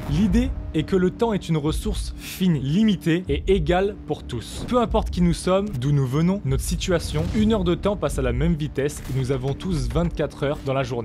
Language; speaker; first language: French; native; French